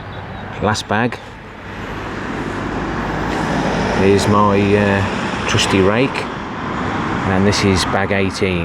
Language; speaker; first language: English; native; English